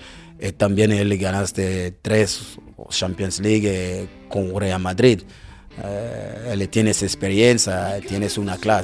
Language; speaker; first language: Spanish; non-native, learner; French